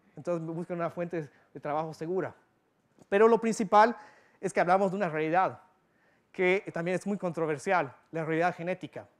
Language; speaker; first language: Spanish; early bilingual, other home language; English